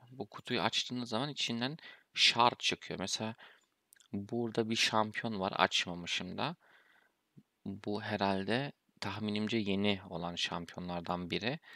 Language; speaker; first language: Turkish; early bilingual, heritage; Turkish